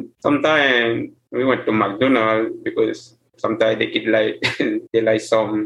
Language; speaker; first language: English; non-native, learner; Haitian Creole